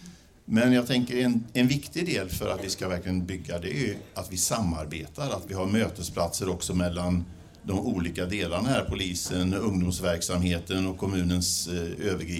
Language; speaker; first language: Swedish; native; Swedish